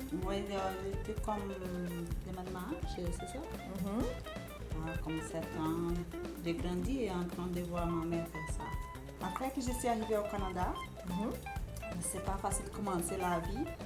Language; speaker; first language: French; non-native, learner; Portuguese